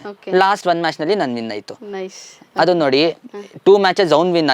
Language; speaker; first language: Kannada; non-native, local second language; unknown